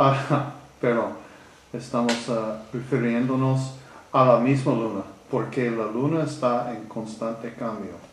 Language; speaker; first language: Spanish; non-native, learner; English